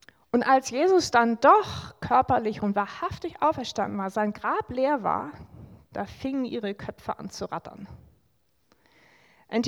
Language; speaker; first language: German; native; German